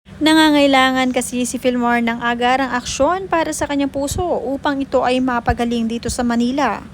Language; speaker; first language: Filipino; native; Filipino